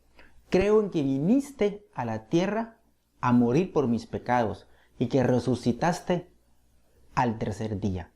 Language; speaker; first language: Spanish; native; Spanish